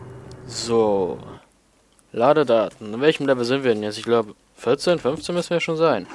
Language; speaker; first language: German; native; German